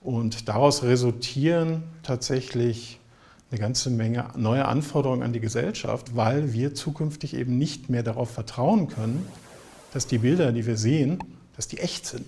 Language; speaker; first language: German; native; German